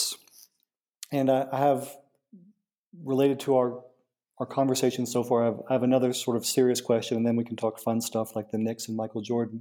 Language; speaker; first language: English; native; English